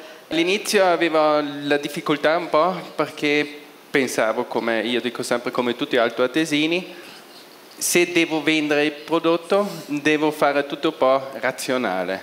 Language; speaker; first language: Italian; non-native, local second language; German